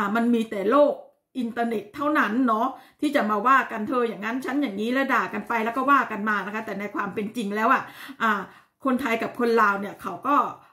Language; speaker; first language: Thai; native; Thai